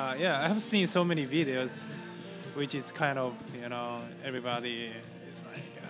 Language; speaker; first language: English; non-native, learner; Japanese